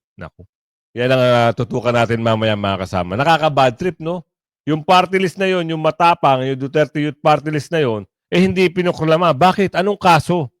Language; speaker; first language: Filipino; non-native, local second language; Cebuano